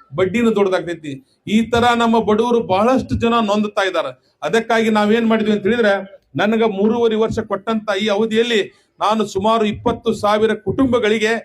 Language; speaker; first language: Kannada; non-native, local second language; Urdu